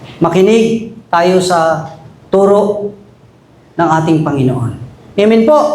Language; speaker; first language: Filipino; non-native, local second language; Aklanon